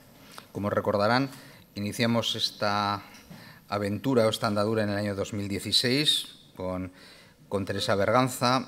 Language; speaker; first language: Spanish; native; Spanish